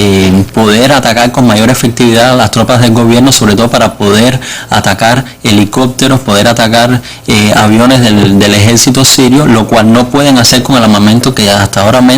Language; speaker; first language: Spanish; native; Spanish